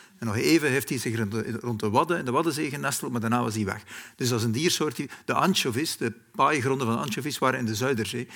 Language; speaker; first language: Dutch; native; Dutch